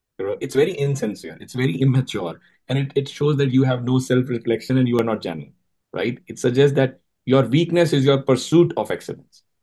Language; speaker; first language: English; non-native, local second language; Urdu